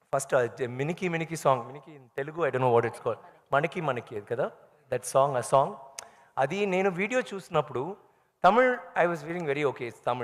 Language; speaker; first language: Telugu; non-native, learner; Tamil